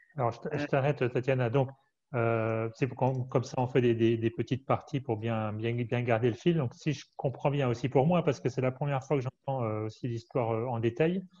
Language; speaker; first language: French; native; French